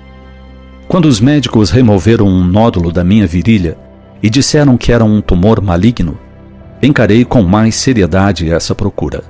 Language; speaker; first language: Portuguese; native; Portuguese